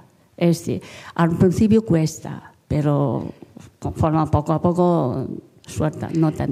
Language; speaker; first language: Spanish; non-native, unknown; Chinese